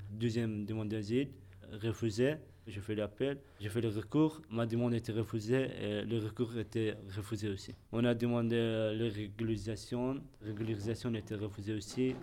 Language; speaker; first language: French; non-native, fluent; Persian